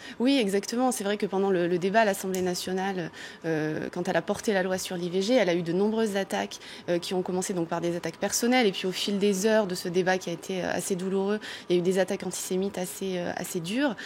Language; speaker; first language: French; native; French